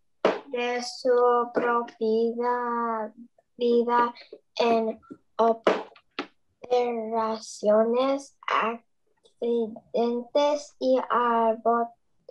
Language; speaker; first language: Spanish; non-native, learner; English